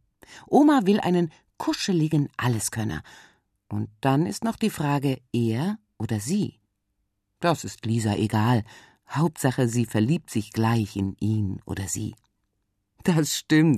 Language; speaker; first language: German; native; German